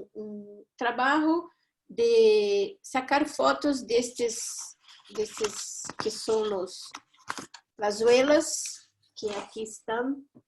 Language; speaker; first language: Spanish; non-native, fluent; Portuguese